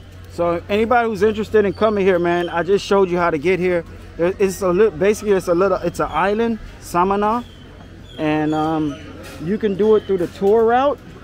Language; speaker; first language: English; native; English